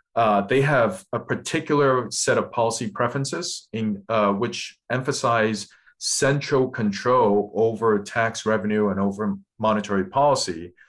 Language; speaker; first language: English; non-native, local second language; Cantonese